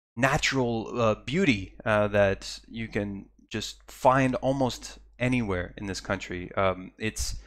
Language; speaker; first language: English; native; English